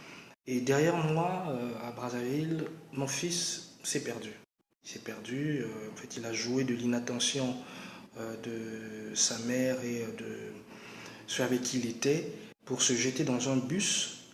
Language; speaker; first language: French; non-native, local second language; Lingala